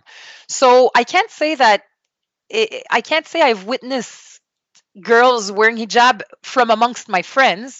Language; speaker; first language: English; non-native, fluent; French